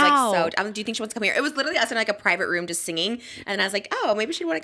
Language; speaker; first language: English; native; English